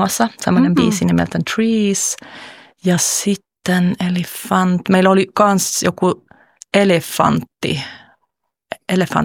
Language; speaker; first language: Finnish; early bilingual, heritage; Finnish